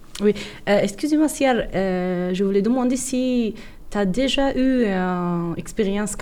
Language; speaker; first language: French; non-native, learner; Persian